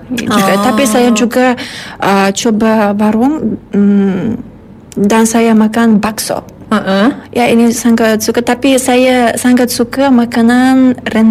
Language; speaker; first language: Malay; non-native, learner; Uzbek